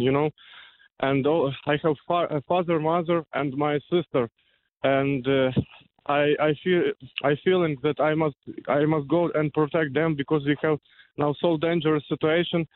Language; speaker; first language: English; non-native, learner; Ukrainian